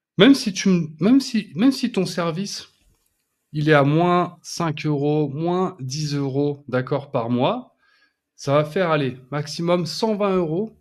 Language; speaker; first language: French; native; French